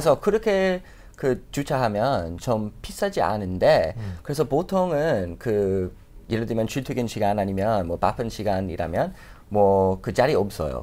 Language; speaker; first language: Korean; non-native, fluent; English